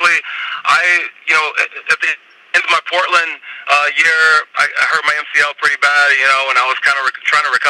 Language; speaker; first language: English; native; English